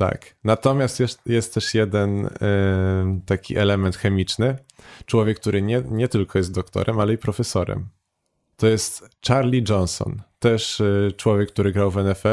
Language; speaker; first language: Polish; native; Polish